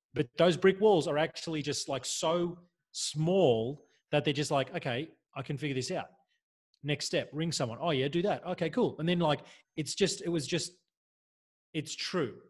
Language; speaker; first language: English; native; English